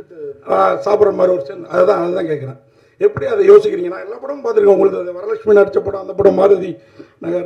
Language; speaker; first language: Tamil; native; Tamil